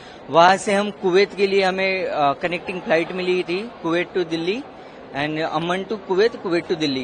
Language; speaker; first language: Hindi; native; Hindi